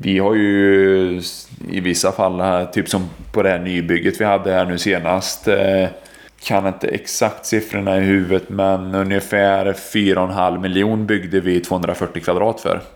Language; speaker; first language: Swedish; native; Swedish